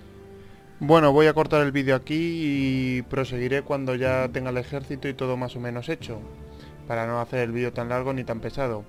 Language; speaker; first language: Spanish; native; Spanish